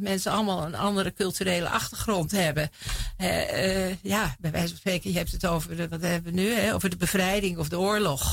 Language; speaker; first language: Dutch; native; Dutch